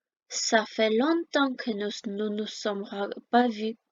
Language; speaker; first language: French; non-native, fluent; Armenian